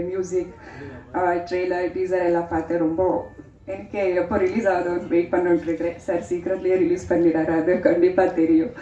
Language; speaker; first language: Tamil; non-native, fluent; Kannada